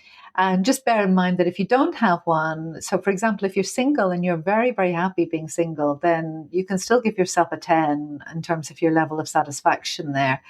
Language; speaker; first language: English; native; English